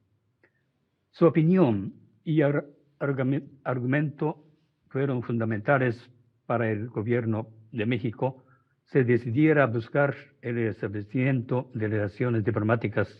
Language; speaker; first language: Spanish; non-native, fluent; Japanese